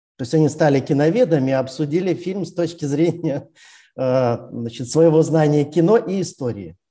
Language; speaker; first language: Russian; native; Russian